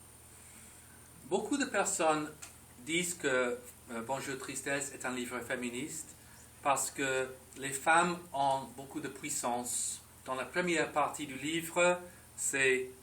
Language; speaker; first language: French; non-native, fluent; English